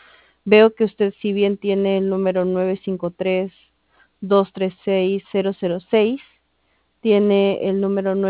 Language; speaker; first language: Spanish; native; Spanish